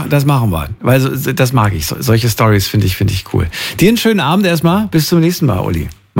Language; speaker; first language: German; native; German